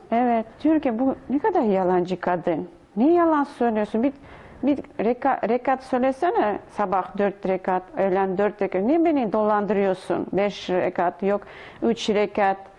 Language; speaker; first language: Turkish; non-native, learner; Russian